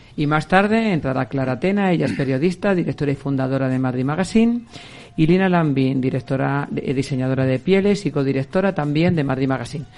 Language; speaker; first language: Spanish; native; Spanish